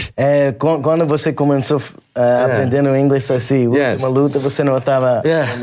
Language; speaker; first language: Portuguese; non-native, learner; English